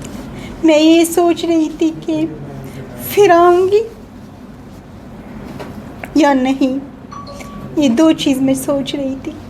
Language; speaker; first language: Hindi; non-native, learner; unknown